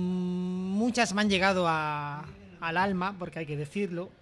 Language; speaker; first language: Spanish; native; Spanish